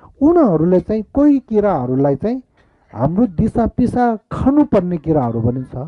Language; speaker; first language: Nepali; non-native, local second language; Eastern Tamang